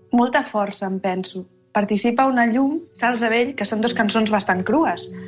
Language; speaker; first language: Catalan; native; Catalan